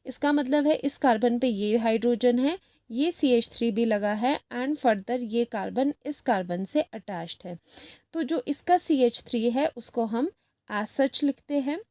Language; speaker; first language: Hindi; native; Hindi